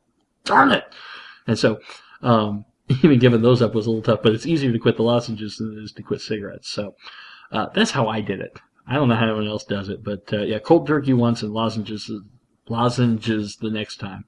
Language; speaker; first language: English; native; English